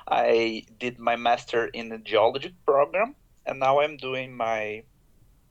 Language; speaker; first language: English; non-native, fluent; Portuguese